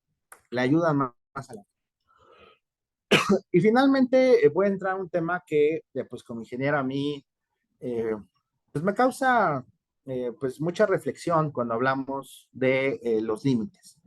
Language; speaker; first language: Spanish; native; Spanish